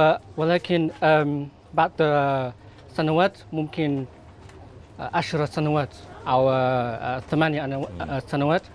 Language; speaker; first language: Arabic; non-native, learner; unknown